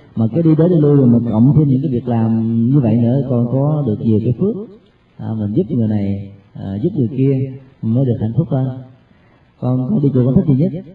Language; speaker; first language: Vietnamese; native; Vietnamese